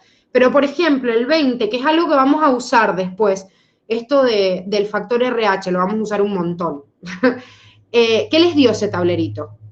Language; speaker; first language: Spanish; native; Spanish